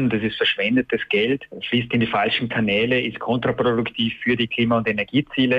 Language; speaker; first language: German; native; German